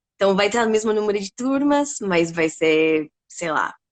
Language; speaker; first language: Portuguese; non-native, fluent; English